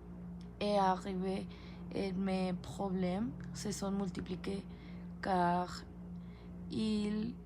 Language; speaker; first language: French; non-native, learner; Spanish